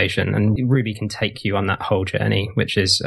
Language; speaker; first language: English; native; English